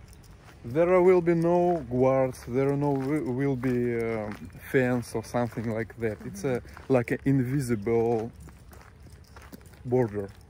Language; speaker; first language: English; non-native, learner; Russian